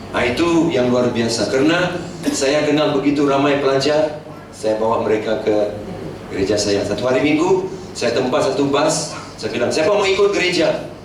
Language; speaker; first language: Malay; non-native, local second language; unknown